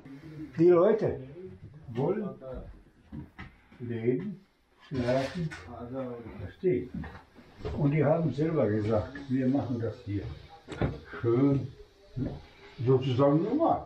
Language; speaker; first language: German; non-native, fluent; Bosnian